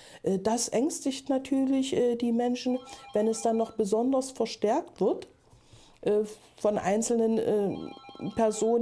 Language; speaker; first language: German; native; German